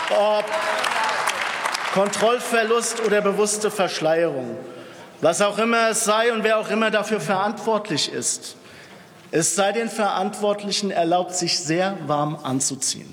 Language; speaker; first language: German; native; German